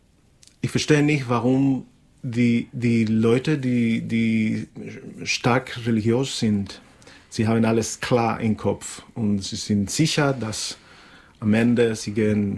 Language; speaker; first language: German; non-native, learner; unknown